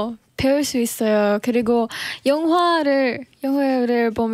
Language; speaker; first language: Korean; non-native, learner; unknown